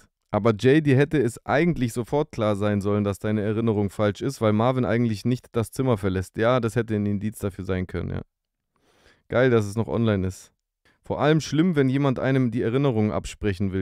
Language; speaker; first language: German; native; German